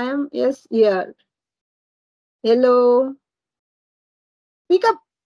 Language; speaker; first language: English; non-native, learner; Marathi